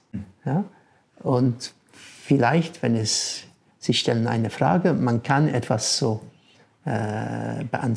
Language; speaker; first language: German; non-native, fluent; English